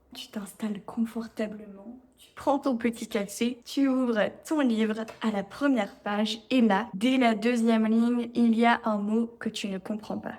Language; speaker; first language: French; native; French